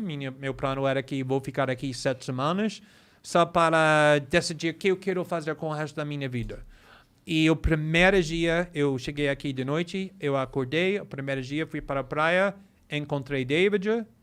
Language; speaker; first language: Portuguese; non-native, fluent; English